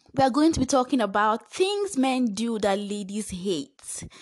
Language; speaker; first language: English; non-native, local second language; Igbo